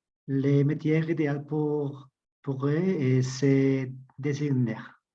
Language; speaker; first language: French; non-native, learner; Spanish